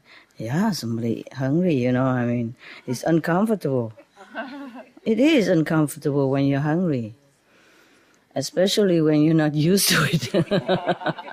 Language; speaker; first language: English; non-native, fluent; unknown